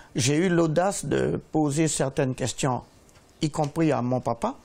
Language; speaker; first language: French; native; French